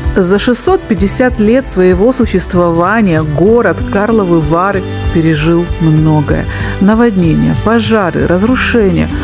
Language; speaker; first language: Russian; native; Russian